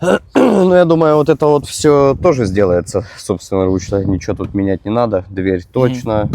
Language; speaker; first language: Russian; native; Russian